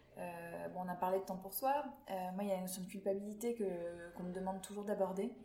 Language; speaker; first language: French; native; French